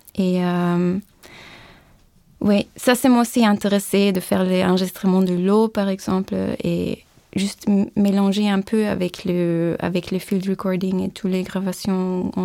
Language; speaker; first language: French; non-native, fluent; Turkish